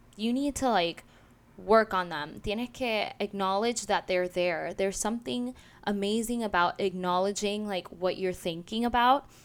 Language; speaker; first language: English; non-native, local second language; Spanish